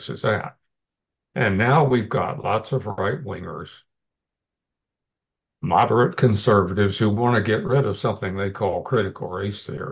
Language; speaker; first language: English; native; English